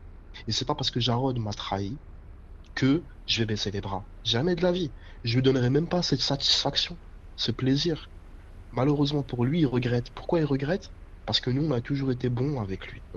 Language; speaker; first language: French; native; French